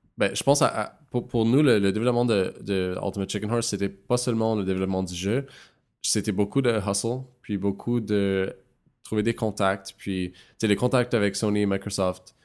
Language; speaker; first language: French; non-native, local second language; English